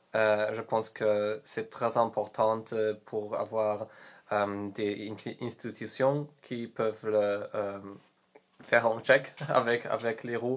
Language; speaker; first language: French; non-native, learner; Polish